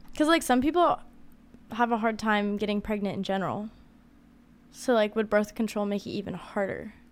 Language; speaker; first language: English; native; English